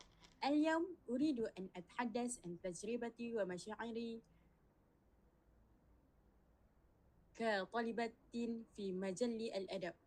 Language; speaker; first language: Arabic; non-native, learner; Malay